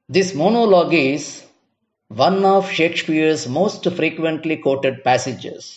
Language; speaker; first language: English; non-native, local second language; Tamil